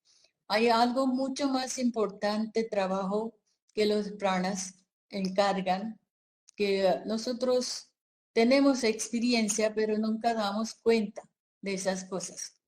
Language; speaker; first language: Spanish; non-native, fluent; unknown